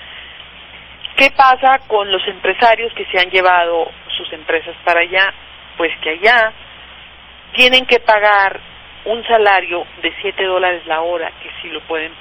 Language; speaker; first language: Spanish; native; Spanish